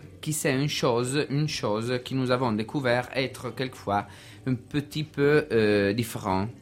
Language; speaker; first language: French; non-native, learner; Italian